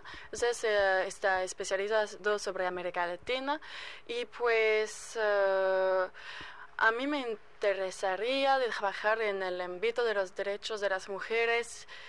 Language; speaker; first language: Spanish; non-native, fluent; French